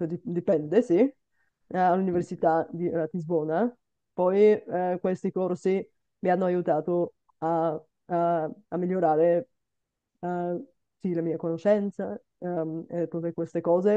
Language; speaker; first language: Italian; non-native, fluent; Bulgarian